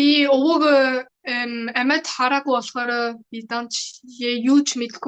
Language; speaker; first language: Mongolian; early bilingual, heritage; Mongolian